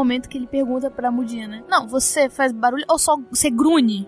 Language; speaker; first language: Portuguese; native; Portuguese